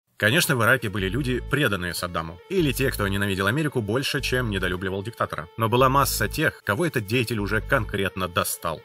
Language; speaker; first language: Russian; native; Russian